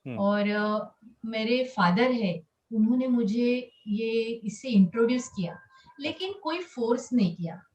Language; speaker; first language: Hindi; non-native, local second language; Marathi